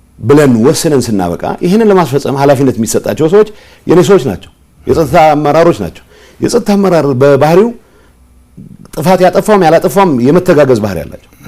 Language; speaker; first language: Amharic; non-native, local second language; Tigrinya